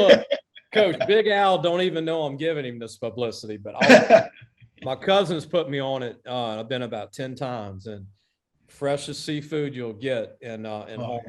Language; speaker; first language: English; native; English